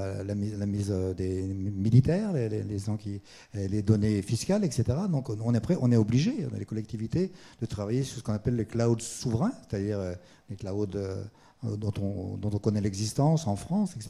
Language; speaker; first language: French; native; French